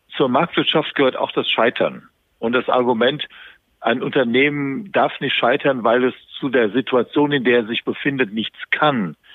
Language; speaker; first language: German; native; German